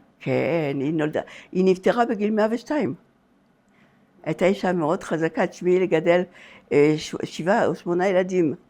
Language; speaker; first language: Hebrew; non-native, fluent; French